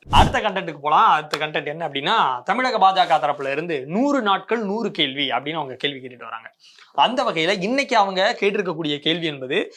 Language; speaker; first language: Tamil; native; Tamil